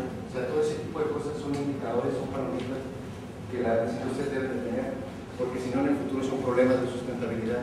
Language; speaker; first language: Spanish; native; Spanish